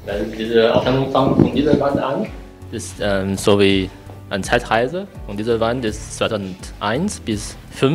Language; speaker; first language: German; non-native, learner; Chinese